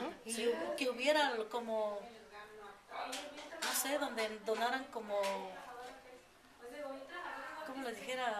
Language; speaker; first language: Spanish; native; Spanish